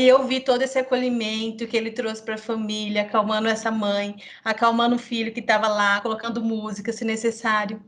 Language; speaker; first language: Portuguese; native; Portuguese